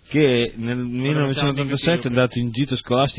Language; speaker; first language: Italian; native; Italian